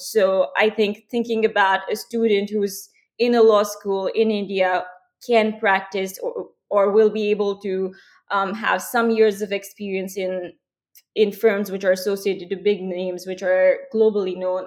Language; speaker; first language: English; non-native, local second language; Hindi